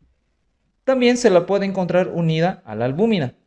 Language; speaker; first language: Spanish; native; Spanish